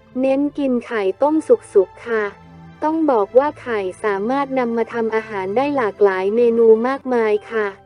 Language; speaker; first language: Thai; native; Thai